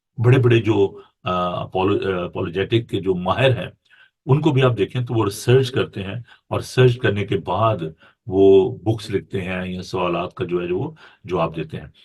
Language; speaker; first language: Urdu; native; Urdu